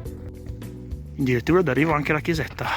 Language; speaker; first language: Italian; native; Italian